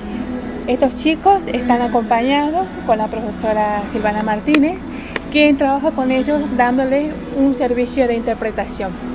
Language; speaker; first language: Spanish; native; Spanish